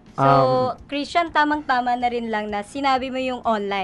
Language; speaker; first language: Filipino; native; Filipino